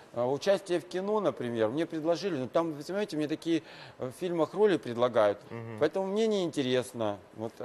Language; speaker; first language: Russian; native; Russian